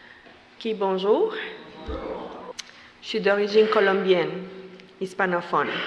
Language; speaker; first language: French; non-native, fluent; Spanish